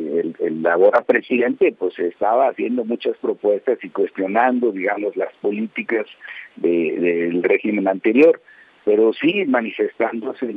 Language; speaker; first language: Spanish; native; Spanish